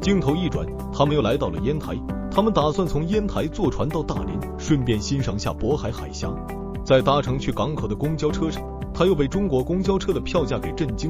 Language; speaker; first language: Chinese; native; Chinese